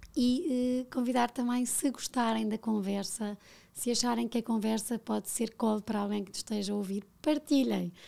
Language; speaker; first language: Portuguese; native; Portuguese